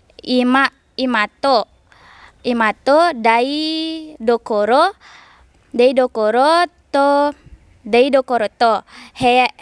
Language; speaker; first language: Japanese; non-native, learner; Indonesian